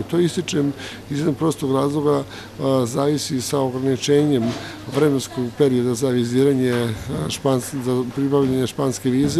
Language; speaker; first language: Croatian; native; Croatian